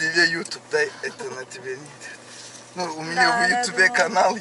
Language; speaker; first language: Russian; non-native, learner; Turkish